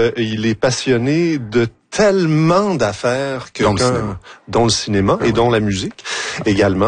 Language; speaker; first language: French; native; French